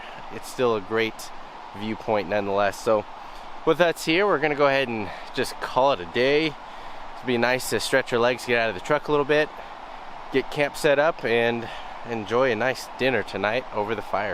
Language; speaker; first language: English; native; English